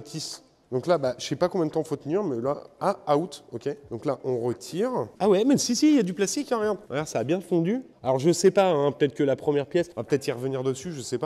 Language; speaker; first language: French; native; French